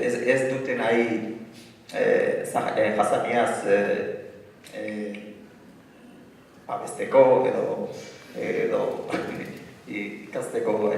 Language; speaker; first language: Basque; non-native, learner; Arabic